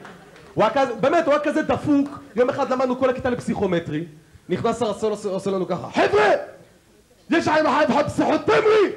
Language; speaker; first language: Hebrew; native; Hebrew